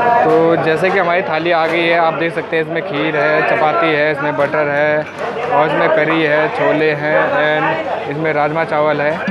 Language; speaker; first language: Hindi; native; Hindi